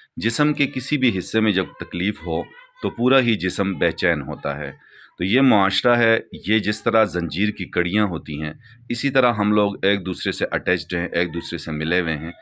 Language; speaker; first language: Urdu; non-native, local second language; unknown